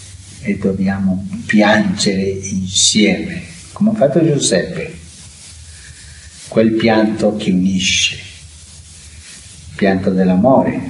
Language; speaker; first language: Italian; non-native, fluent; Spanish